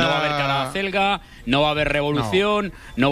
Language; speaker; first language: Spanish; native; Spanish